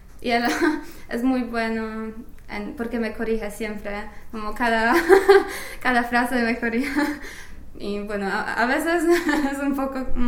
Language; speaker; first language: Spanish; non-native, fluent; English